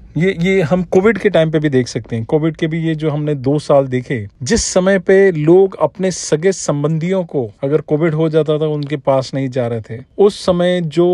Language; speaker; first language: Hindi; non-native, local second language; Punjabi